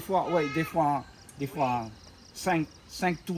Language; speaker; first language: French; non-native, local second language; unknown